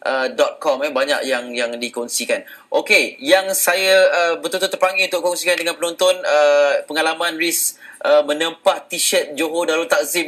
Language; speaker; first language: Malay; native; Malay